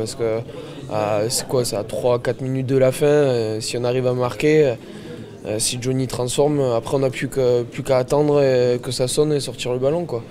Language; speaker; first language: French; native; French